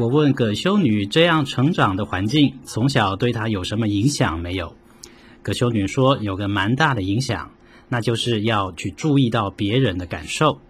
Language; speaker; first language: Chinese; native; Chinese